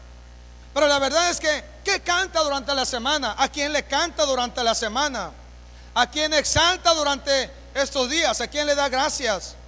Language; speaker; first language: Spanish; native; Spanish